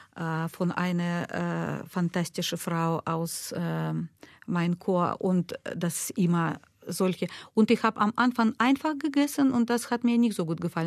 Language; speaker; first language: German; non-native, learner; Russian